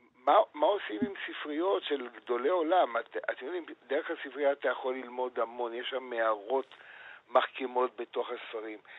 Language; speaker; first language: Hebrew; native; Hebrew